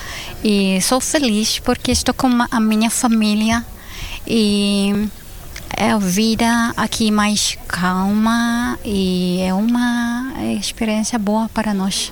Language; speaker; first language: Portuguese; non-native, learner; Hebrew